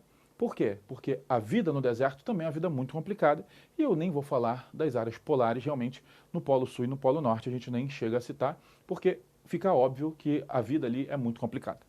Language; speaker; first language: Portuguese; native; Portuguese